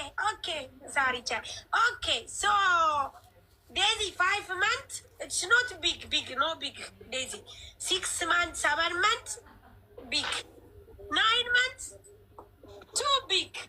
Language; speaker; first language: English; non-native, learner; Amharic